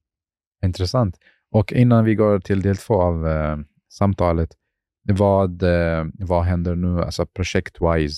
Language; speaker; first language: Swedish; non-native, fluent; Arabic